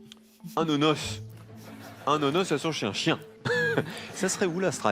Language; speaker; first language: French; native; French